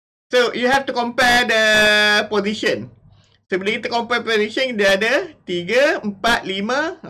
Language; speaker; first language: English; non-native, local second language; Malay